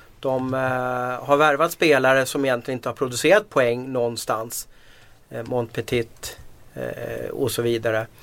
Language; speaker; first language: Swedish; native; Swedish